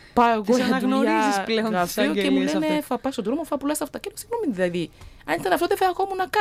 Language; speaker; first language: Greek; non-native, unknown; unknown